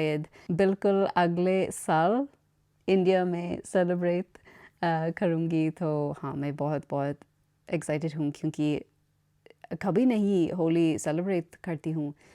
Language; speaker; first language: Hindi; non-native, learner; English